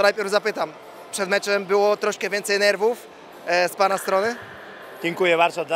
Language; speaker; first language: Polish; native; Polish